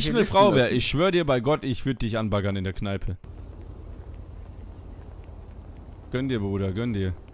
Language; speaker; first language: German; native; German